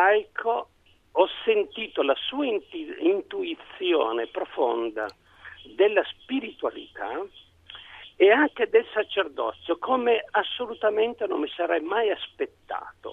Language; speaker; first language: Italian; native; Italian